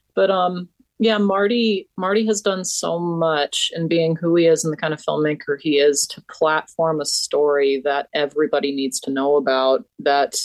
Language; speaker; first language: English; native; English